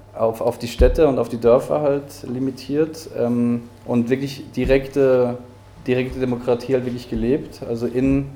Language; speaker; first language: German; early bilingual, heritage; Spanish